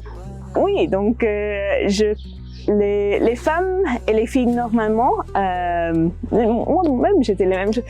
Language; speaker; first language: French; non-native, fluent; English